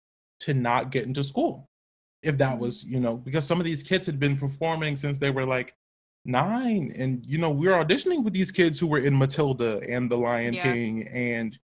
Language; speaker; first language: English; native; English